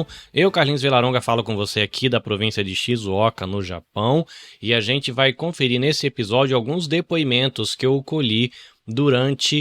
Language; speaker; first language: Portuguese; native; Portuguese